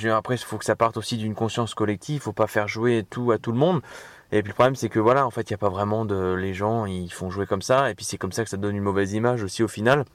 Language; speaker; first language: French; native; French